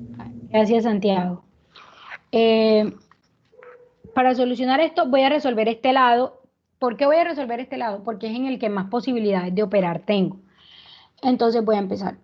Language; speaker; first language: Spanish; native; Spanish